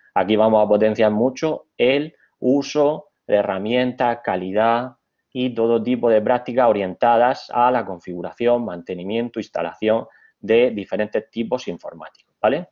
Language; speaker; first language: Spanish; native; Spanish